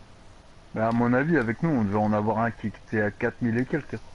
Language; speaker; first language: French; native; French